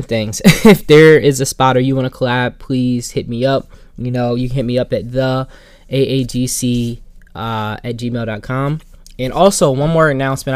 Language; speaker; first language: English; native; English